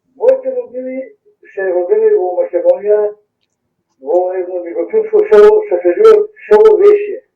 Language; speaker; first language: Macedonian; early bilingual, heritage; Macedonian